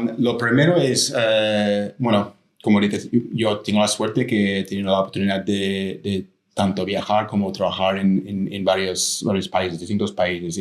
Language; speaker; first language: Spanish; non-native, fluent; English